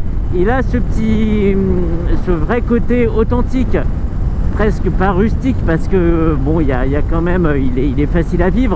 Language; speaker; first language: French; native; French